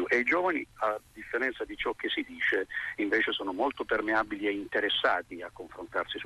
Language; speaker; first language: Italian; native; Italian